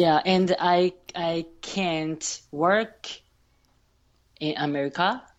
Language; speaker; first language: English; non-native, learner; Japanese